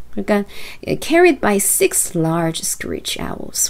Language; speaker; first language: English; non-native, fluent; Korean